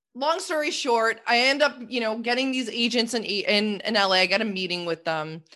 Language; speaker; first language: English; native; English